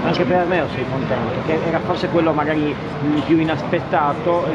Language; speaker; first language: Italian; native; Italian